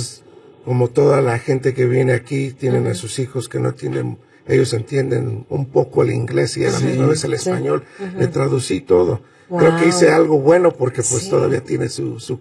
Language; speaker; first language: Spanish; early bilingual, heritage; Spanish